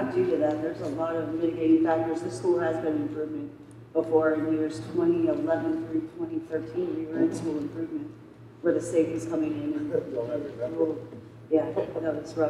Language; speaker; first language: English; native; English